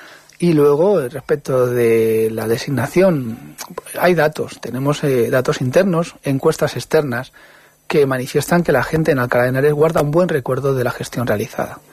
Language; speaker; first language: Spanish; native; Spanish